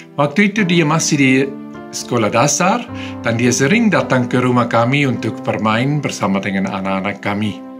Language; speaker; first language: Indonesian; non-native, fluent; Swiss German